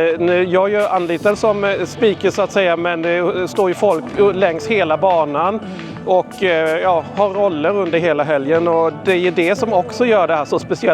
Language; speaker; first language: Swedish; native; Swedish